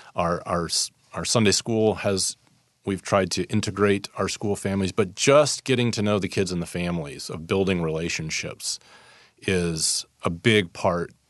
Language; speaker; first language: English; native; English